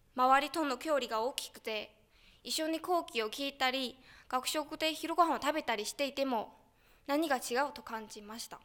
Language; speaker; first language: Japanese; non-native, fluent; Chinese